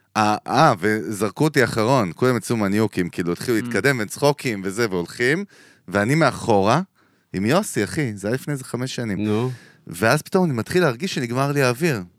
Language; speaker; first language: Hebrew; native; Hebrew